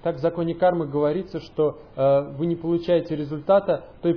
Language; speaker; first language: Russian; native; Russian